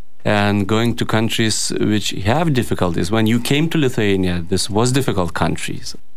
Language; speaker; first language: English; non-native, fluent; Lithuanian